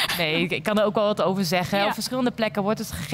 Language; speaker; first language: Dutch; native; Dutch